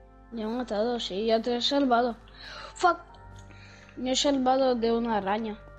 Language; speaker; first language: Spanish; non-native, learner; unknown